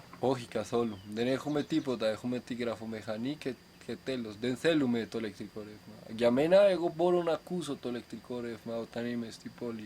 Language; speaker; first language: Greek; non-native, fluent; Spanish